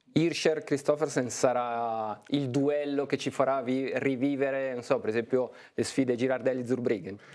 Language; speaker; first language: Italian; native; Italian